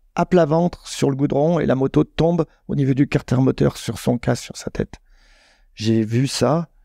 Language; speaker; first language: French; native; French